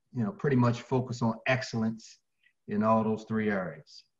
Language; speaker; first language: English; native; English